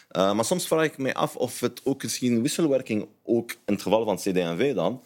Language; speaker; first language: Dutch; non-native, fluent; Arabic